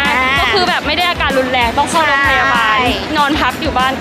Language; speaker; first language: Thai; native; Thai